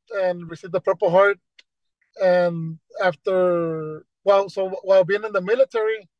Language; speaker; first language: English; native; English